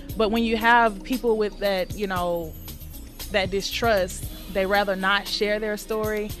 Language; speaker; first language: English; native; English